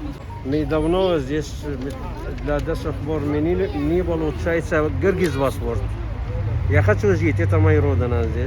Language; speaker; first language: Russian; non-native, learner; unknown